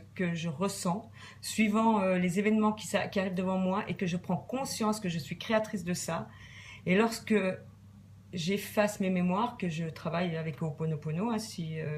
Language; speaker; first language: French; native; French